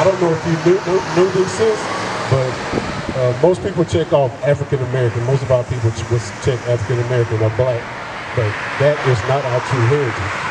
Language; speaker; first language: English; native; English